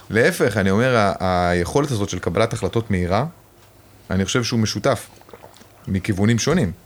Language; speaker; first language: Hebrew; native; Hebrew